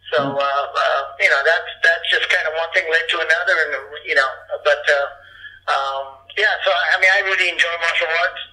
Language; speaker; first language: English; early bilingual, other home language; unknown